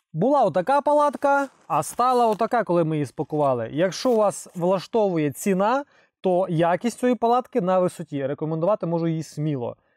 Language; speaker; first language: Ukrainian; non-native, local second language; Russian